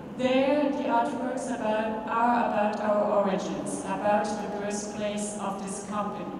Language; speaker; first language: English; non-native, fluent; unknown